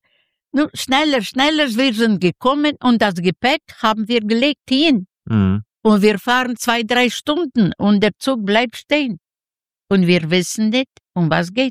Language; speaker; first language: German; non-native, fluent; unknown